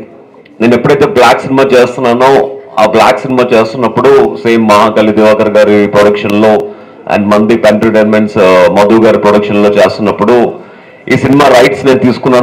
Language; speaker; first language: Telugu; native; Telugu